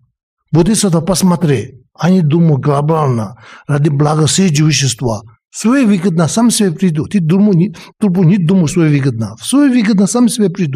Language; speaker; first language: Russian; non-native, learner; Tibetan